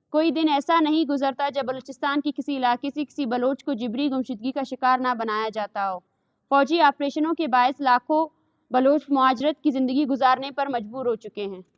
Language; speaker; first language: Urdu; non-native, local second language; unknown